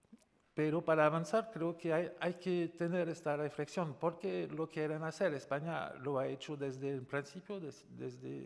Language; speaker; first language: Spanish; non-native, fluent; French